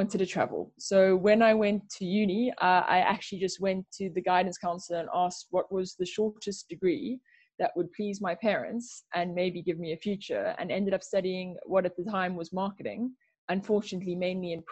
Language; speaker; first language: English; native; English